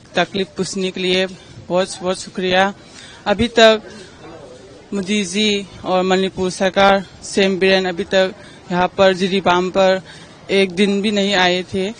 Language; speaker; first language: Hindi; non-native, local second language; Manipuri